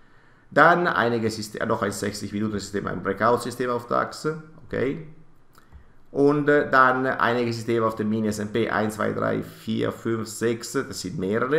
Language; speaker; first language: German; non-native, fluent; Italian